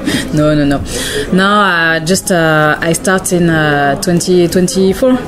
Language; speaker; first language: English; non-native, learner; French